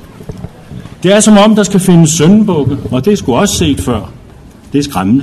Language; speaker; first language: Danish; native; Danish